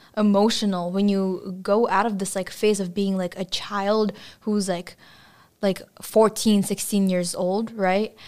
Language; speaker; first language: English; non-native, fluent; Russian